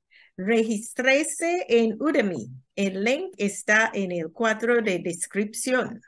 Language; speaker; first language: Spanish; non-native, fluent; English